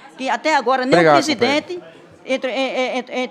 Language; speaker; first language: Portuguese; native; Portuguese